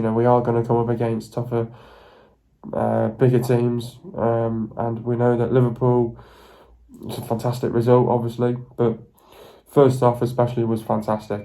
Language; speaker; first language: English; native; English